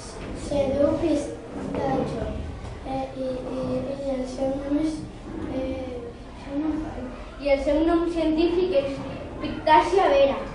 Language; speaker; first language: Catalan; non-native, local second language; Spanish